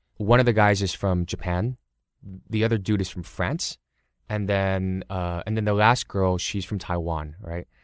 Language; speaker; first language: English; early bilingual, other home language; Cantonese